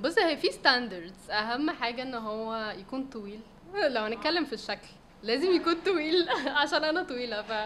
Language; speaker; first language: Arabic; native; Arabic